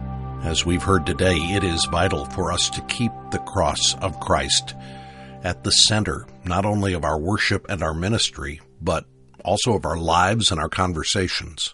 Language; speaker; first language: English; native; English